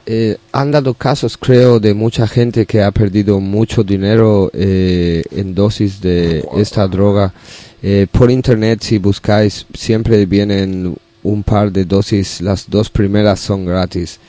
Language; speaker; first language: Spanish; non-native, learner; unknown